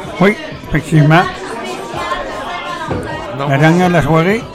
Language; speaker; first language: French; native; French